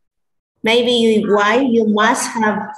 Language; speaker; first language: English; non-native, learner; Spanish